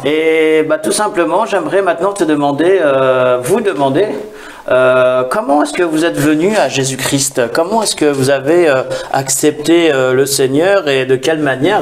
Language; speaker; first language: French; native; French